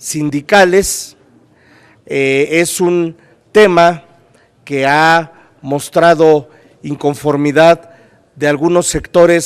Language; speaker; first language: Spanish; native; Spanish